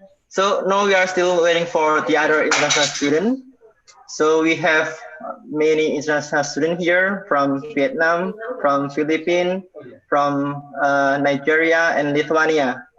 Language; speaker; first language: English; non-native, fluent; Indonesian